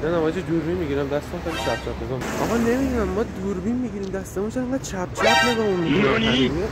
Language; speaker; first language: Persian; native; Persian